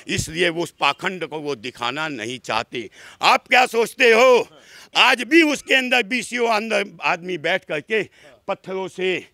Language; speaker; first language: Hindi; native; Hindi